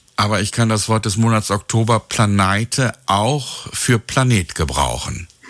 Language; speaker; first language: German; native; German